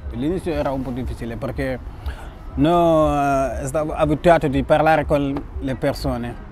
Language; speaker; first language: Italian; non-native, learner; Wolof